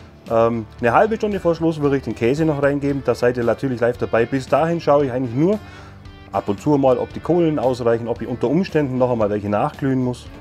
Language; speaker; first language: German; native; German